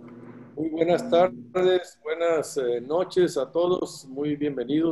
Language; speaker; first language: Spanish; native; Spanish